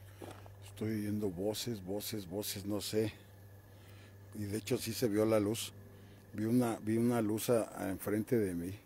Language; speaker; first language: Spanish; native; Spanish